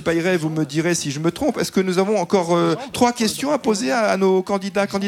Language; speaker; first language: French; native; French